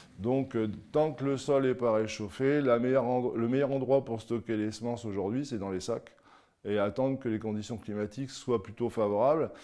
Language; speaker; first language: French; native; French